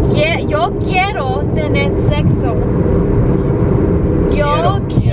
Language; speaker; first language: Spanish; early bilingual, heritage; Spanish